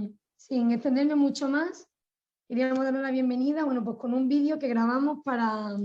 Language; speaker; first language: Spanish; native; Spanish